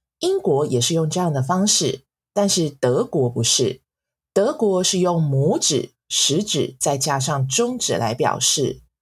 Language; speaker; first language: Chinese; native; Chinese